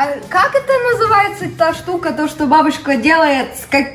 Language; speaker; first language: Russian; early bilingual, heritage; Russian